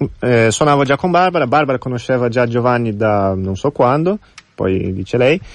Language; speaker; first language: Italian; non-native, fluent; Portuguese